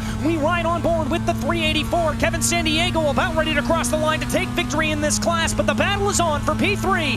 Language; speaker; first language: English; native; English